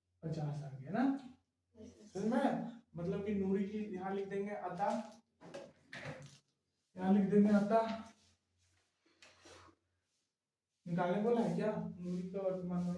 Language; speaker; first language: Hindi; native; Hindi